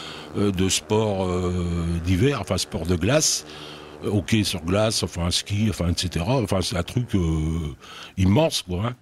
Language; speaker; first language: French; native; French